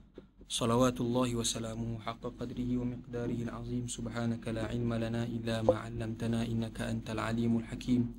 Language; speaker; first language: Arabic; non-native, fluent; Malay